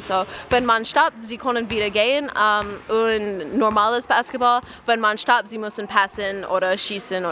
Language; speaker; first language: German; non-native, learner; English